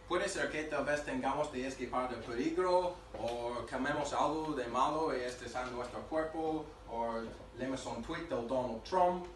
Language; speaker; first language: Spanish; non-native, learner; English